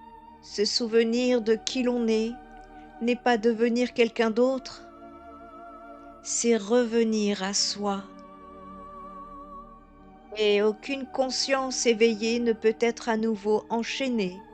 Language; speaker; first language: French; native; French